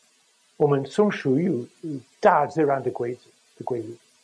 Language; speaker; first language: Chinese; non-native, fluent; English